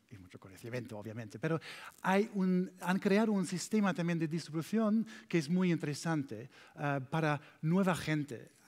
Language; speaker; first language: Spanish; non-native, learner; German